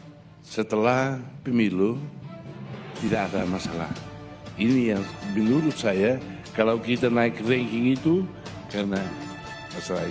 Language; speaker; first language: Indonesian; non-native, fluent; Tetum